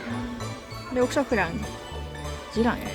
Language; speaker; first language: Swedish; non-native, learner; Japanese